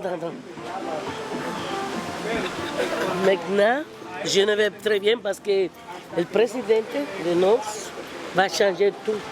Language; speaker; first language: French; non-native, learner; Spanish